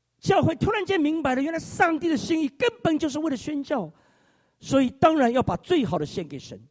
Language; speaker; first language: Chinese; native; Chinese